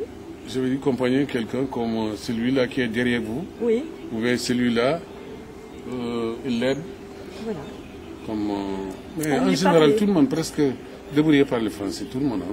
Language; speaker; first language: French; non-native, learner; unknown